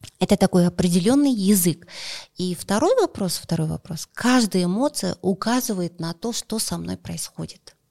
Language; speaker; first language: Russian; non-native, local second language; Kazakh